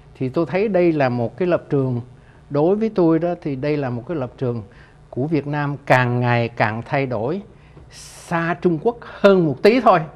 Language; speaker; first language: Vietnamese; native; Vietnamese